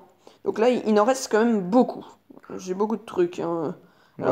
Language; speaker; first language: French; native; French